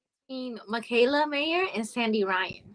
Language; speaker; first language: English; native; English